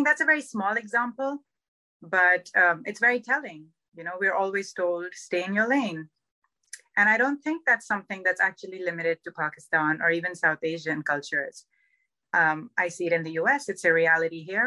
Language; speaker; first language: English; non-native, local second language; Urdu